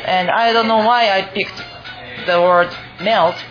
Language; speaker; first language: English; non-native, fluent; Japanese